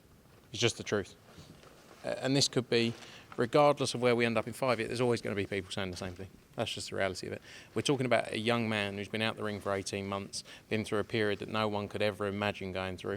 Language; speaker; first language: English; native; English